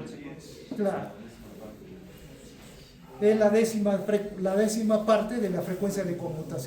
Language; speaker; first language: Spanish; native; Spanish